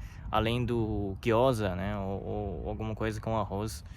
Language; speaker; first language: Portuguese; non-native, learner; Chinese